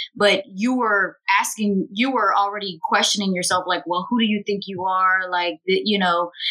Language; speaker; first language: English; native; English